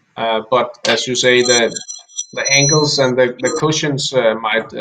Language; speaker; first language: English; non-native, fluent; Danish